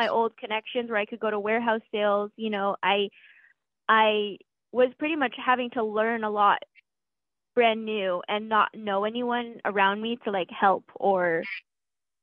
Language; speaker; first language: English; native; English